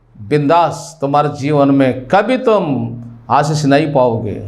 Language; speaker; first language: Hindi; non-native, local second language; Telugu